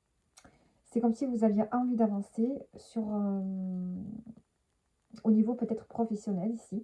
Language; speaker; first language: French; native; French